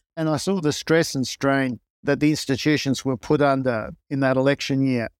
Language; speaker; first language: English; non-native, local second language; Greek